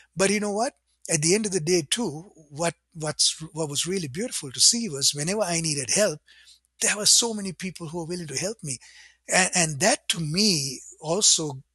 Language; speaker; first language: English; non-native, local second language; Sinhala